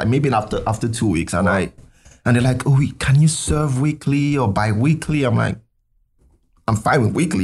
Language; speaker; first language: English; non-native, local second language; Yoruba